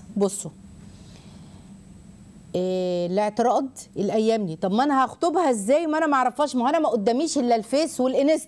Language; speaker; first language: Arabic; native; Arabic